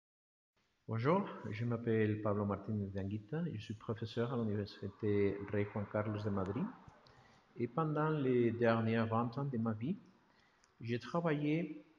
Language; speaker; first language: French; non-native, learner; Spanish